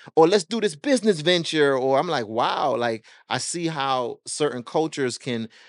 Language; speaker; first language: English; native; English